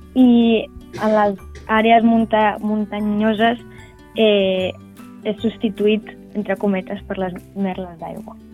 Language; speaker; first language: Catalan; native; Catalan